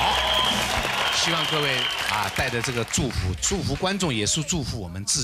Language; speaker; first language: Chinese; native; Chinese